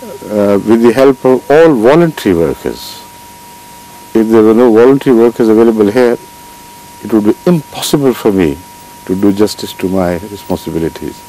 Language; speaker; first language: English; non-native, local second language; Urdu